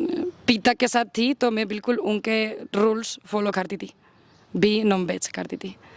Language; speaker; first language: Hindi; non-native, learner; Spanish